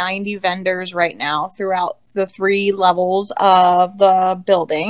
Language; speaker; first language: English; native; English